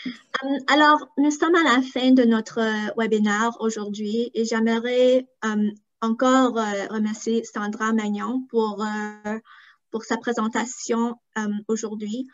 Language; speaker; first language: French; non-native, fluent; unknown